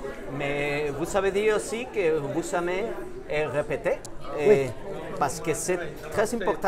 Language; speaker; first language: French; non-native, fluent; Spanish